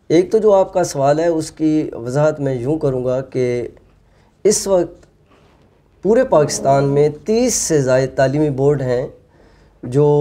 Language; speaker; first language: Urdu; non-native, local second language; Punjabi